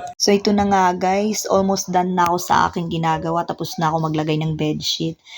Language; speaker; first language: Filipino; non-native, local second language; Waray